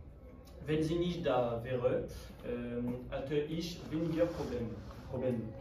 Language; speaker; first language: German; non-native, learner; French